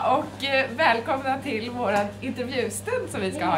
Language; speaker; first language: Swedish; native; Swedish